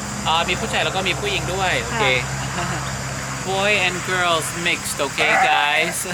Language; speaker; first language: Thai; non-native, learner; English